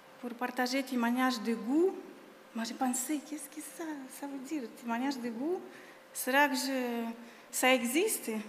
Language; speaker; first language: French; non-native, learner; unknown